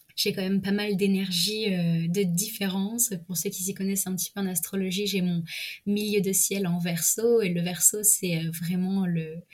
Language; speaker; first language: French; native; French